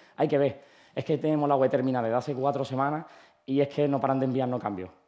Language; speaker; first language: Spanish; native; Spanish